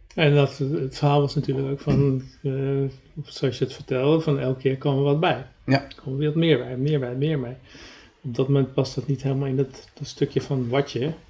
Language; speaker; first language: Dutch; native; Dutch